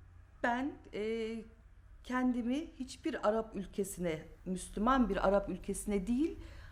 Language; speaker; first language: Turkish; native; Turkish